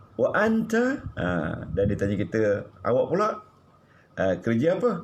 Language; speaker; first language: Malay; native; Malay